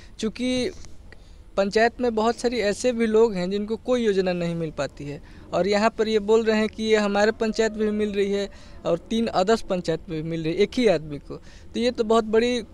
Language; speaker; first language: Hindi; native; Hindi